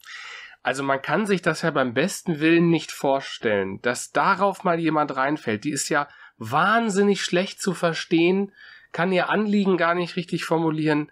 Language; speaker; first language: German; native; German